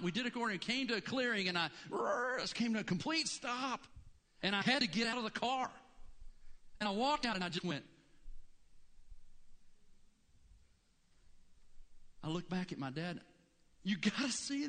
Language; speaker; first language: English; native; English